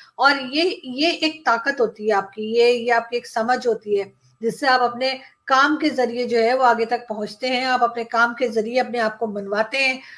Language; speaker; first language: Hindi; native; Hindi